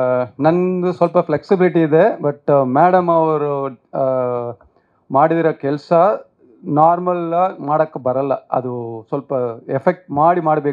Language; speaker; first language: Kannada; non-native, fluent; Tamil